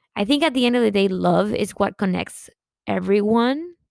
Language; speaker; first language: English; early bilingual, other home language; Spanish